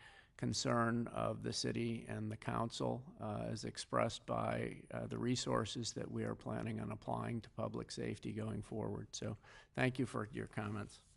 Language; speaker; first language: English; native; English